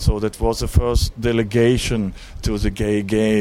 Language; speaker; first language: English; non-native, learner; German